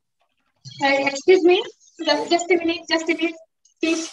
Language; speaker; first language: English; non-native, learner; Bangla